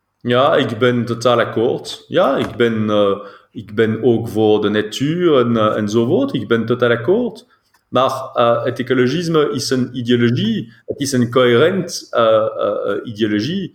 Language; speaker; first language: Dutch; non-native, local second language; French